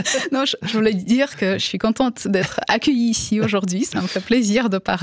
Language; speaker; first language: French; non-native, fluent; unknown